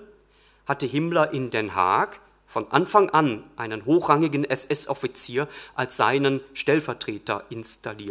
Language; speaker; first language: German; native; German